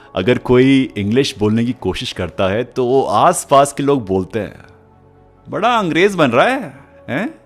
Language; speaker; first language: Hindi; native; Hindi